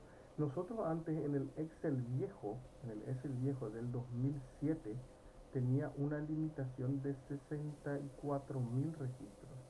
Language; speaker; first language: Spanish; native; Spanish